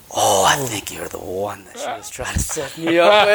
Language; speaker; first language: English; early bilingual, other home language; Khmer